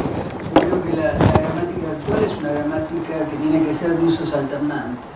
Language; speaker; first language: Spanish; native; Spanish